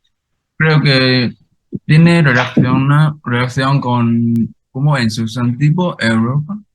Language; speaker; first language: Spanish; non-native, learner; Vietnamese